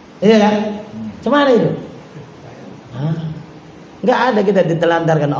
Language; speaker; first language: Indonesian; native; Indonesian